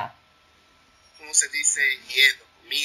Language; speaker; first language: Spanish; non-native, learner; English